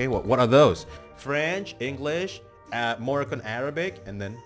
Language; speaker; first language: English; non-native, fluent; Indonesian